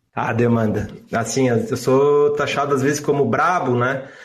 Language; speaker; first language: Portuguese; native; Portuguese